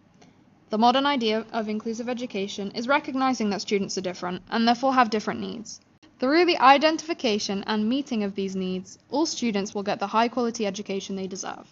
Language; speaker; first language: English; native; English